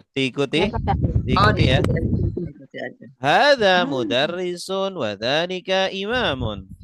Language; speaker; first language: Indonesian; native; Indonesian